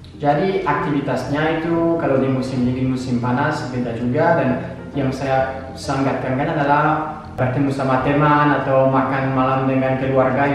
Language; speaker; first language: Indonesian; non-native, fluent; French